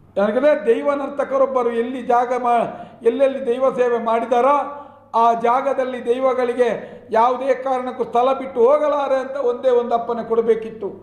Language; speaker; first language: Kannada; non-native, local second language; Tulu